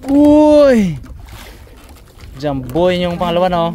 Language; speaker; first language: Filipino; non-native, local second language; Hiligaynon